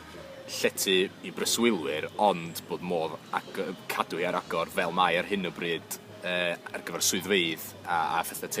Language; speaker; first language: Welsh; native; Welsh